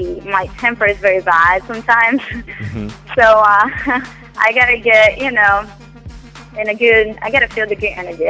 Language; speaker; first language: English; non-native, fluent; Spanish